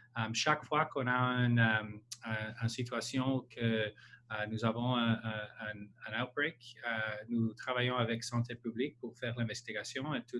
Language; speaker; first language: French; non-native, local second language; English